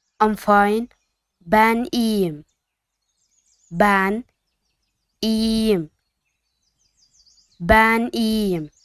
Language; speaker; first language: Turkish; non-native, fluent; Arabic